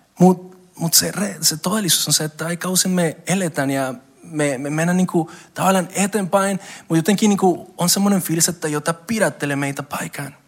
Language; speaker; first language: Finnish; non-native, fluent; Spanish